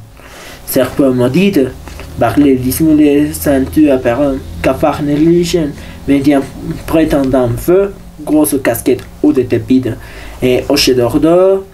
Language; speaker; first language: French; non-native, learner; Spanish